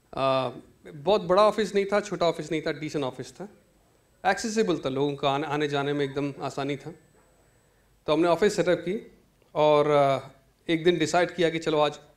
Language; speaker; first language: Hindi; non-native, local second language; Malayalam